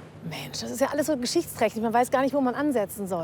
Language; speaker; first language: German; native; German